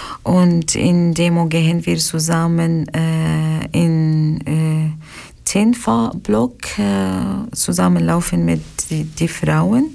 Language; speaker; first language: German; non-native, learner; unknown